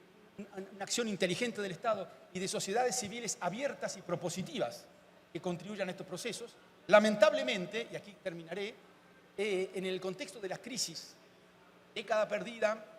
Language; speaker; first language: Spanish; native; Spanish